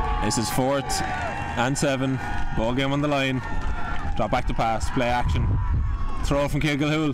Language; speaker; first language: English; native; English